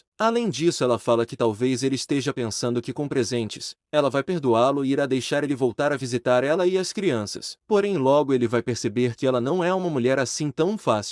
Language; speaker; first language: Portuguese; native; Portuguese